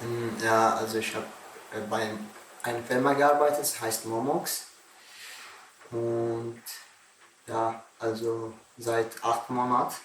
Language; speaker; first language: German; non-native, learner; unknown